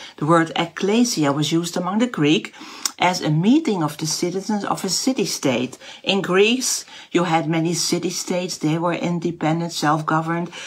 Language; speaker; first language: English; non-native, fluent; Dutch